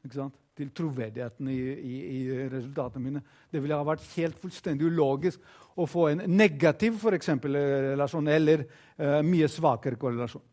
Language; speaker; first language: Norwegian; non-native, fluent; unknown